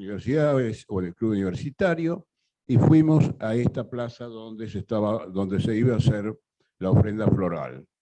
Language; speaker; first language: Spanish; native; Spanish